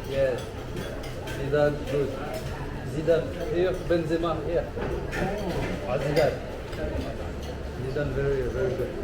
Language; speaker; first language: English; non-native, learner; French